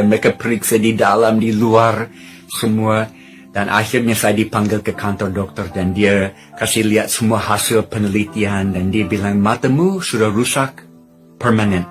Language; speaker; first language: Indonesian; non-native, fluent; English